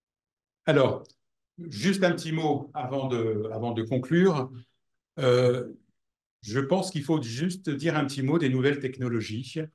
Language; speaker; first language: French; native; French